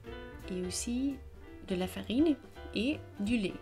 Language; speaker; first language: French; non-native, fluent; Danish